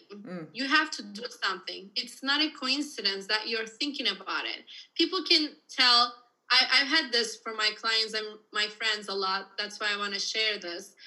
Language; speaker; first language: English; non-native, fluent; Turkish